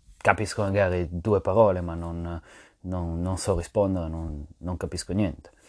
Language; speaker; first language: Italian; non-native, fluent; French